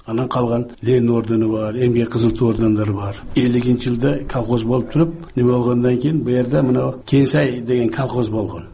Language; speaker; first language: Kyrgyz; non-native, local second language; Uzbek